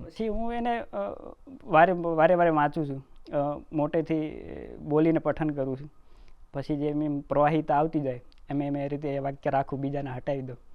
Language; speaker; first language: Gujarati; native; Gujarati